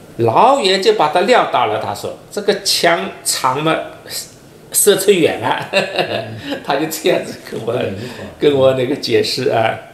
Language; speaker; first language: Chinese; native; Chinese